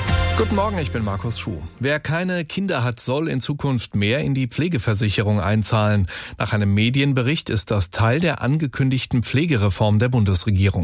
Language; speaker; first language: German; native; German